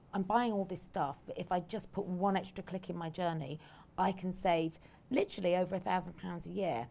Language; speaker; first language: English; native; English